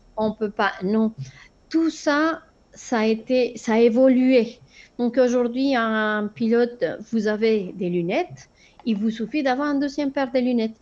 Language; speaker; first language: French; non-native, fluent; Spanish